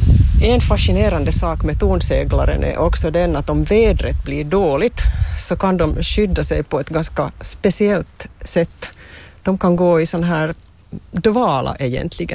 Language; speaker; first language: Swedish; native; Swedish